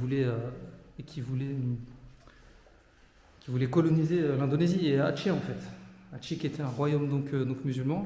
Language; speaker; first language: French; native; French